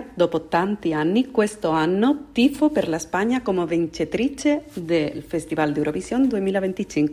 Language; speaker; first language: Italian; non-native, fluent; Spanish